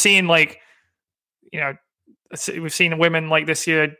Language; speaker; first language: English; native; English